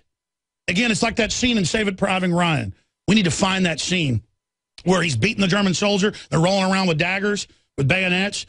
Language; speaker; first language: English; native; English